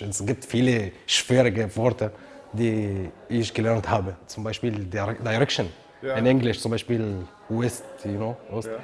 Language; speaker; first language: German; non-native, learner; Arabic